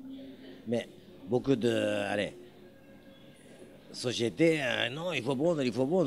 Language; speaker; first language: French; non-native, learner; Japanese